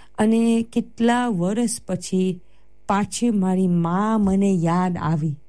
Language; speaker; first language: Gujarati; early bilingual, heritage; Gujarati